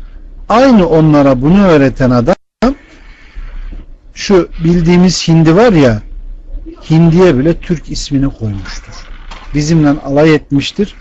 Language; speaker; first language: Turkish; native; Turkish